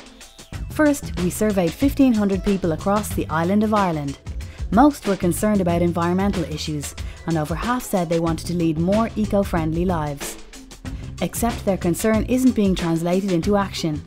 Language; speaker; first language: English; native; English